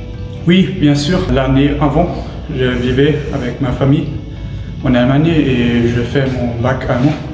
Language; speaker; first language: French; non-native, fluent; German